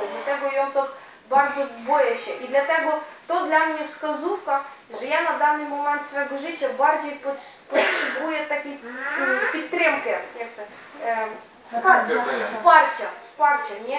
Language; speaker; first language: Polish; non-native, fluent; Ukrainian